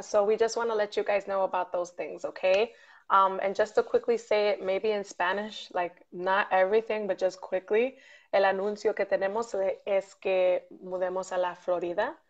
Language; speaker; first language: English; early bilingual, other home language; Spanish